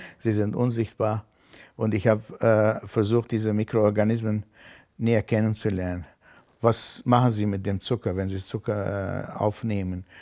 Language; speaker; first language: German; non-native, fluent; Armenian